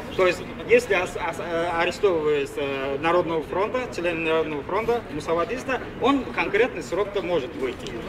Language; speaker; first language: Russian; non-native, local second language; Talysh